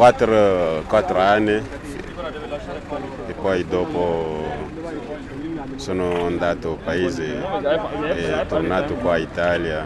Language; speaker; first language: Italian; non-native, learner; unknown